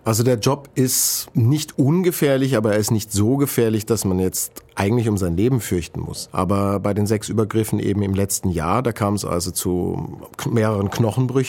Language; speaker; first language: German; native; German